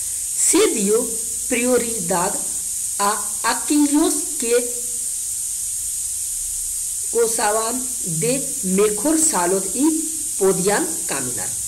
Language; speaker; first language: Spanish; non-native, fluent; Hindi